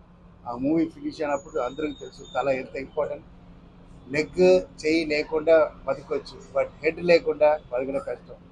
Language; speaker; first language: Telugu; non-native, fluent; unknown